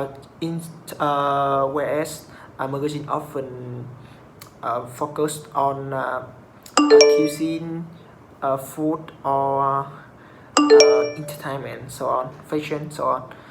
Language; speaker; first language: English; non-native, learner; Vietnamese